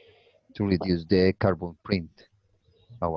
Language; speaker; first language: English; non-native, learner; Spanish